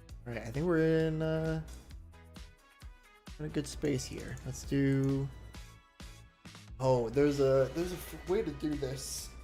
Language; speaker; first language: English; native; English